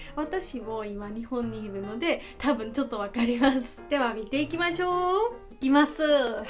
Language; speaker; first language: Japanese; non-native, learner; Georgian